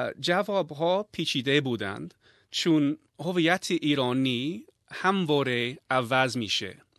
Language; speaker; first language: Persian; non-native, learner; English